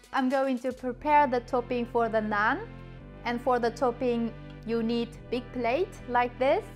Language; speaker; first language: English; non-native, fluent; Chinese